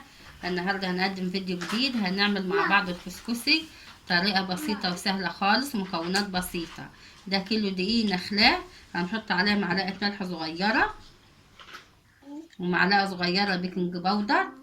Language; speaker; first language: Arabic; native; Arabic